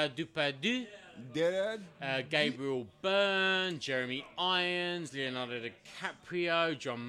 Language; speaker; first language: English; native; English